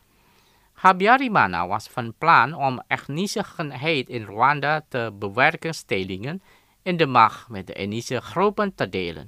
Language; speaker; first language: Dutch; non-native, fluent; Indonesian